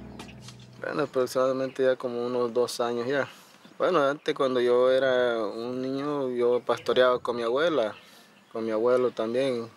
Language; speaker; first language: Spanish; native; Spanish